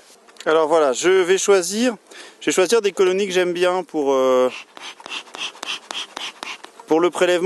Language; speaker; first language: French; native; French